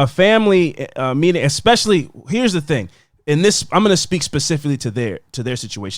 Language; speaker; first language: English; native; English